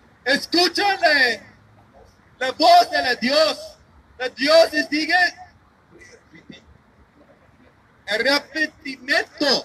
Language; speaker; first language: Spanish; non-native, learner; English